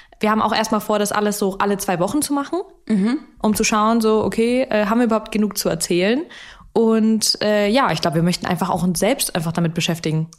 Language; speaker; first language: German; early bilingual, other home language; Russian